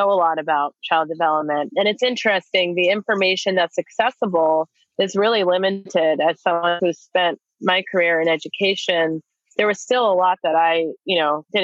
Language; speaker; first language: English; native; English